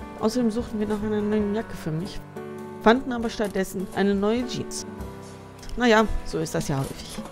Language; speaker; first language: German; native; German